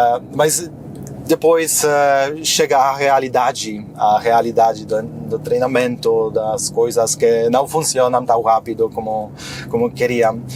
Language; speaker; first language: Portuguese; non-native, fluent; Polish